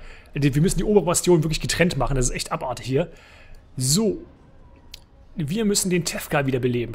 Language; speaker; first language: German; native; German